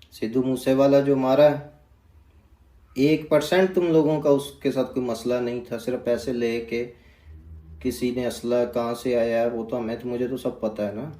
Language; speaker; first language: Urdu; non-native, local second language; Punjabi